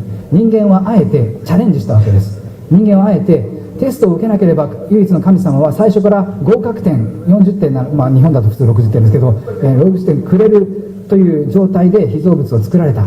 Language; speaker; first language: Japanese; native; Japanese